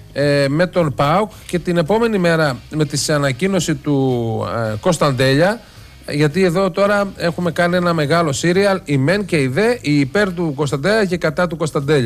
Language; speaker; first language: Greek; native; Greek